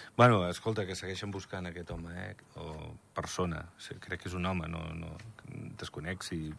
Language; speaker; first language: Catalan; native; Catalan